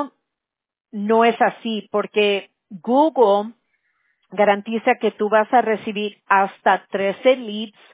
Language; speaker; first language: Spanish; early bilingual, heritage; Spanish